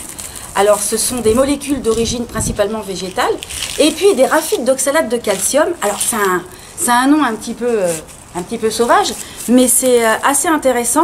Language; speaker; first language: French; native; French